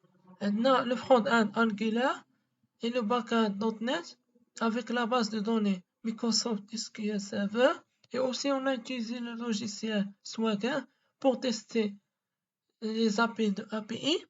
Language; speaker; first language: French; non-native, local second language; Arabic